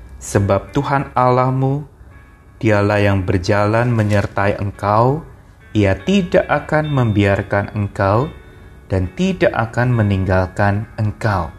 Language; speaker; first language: Indonesian; native; Indonesian